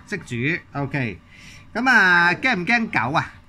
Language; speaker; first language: Cantonese; native; Cantonese